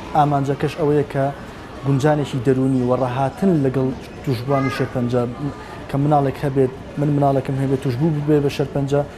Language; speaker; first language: Central Kurdish; native; Central Kurdish